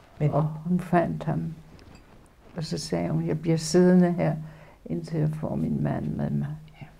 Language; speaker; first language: Danish; early bilingual, other home language; Polish